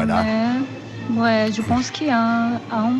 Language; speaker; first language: French; non-native, learner; Portuguese